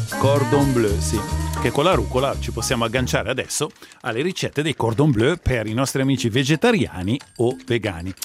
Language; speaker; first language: Italian; native; Italian